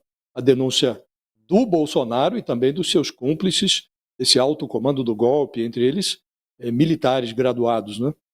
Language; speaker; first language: Portuguese; native; Portuguese